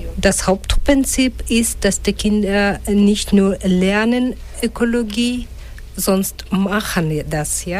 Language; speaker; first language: German; non-native, fluent; Russian